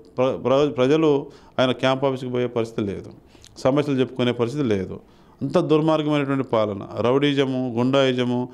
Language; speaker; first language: Telugu; native; Telugu